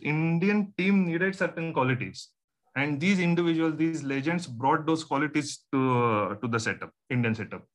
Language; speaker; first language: English; non-native, local second language; Marathi